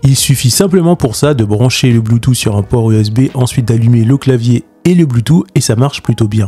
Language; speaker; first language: French; native; French